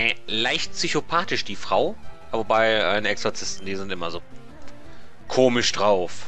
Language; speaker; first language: German; native; German